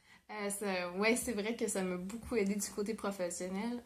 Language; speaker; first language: French; native; French